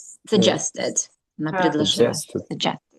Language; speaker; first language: English; non-native, fluent; Russian